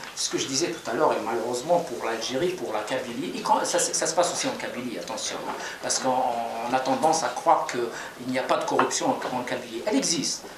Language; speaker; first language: French; non-native, local second language; Kabyle